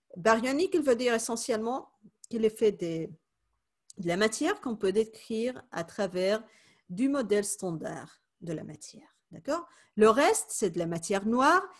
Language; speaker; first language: French; non-native, fluent; Spanish